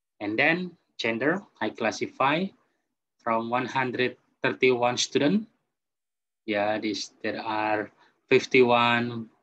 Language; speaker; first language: English; non-native, fluent; Indonesian